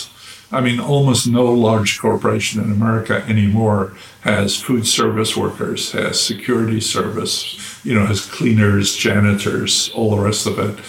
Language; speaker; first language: English; native; English